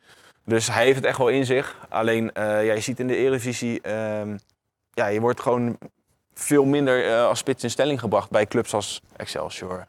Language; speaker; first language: Dutch; native; Dutch